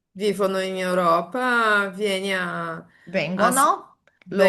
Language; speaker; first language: Italian; non-native, fluent; Portuguese